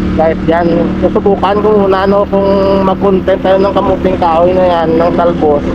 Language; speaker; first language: Filipino; non-native, local second language; Hiligaynon